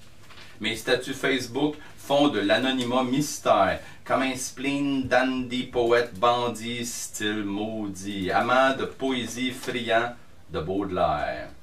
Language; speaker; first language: French; native; French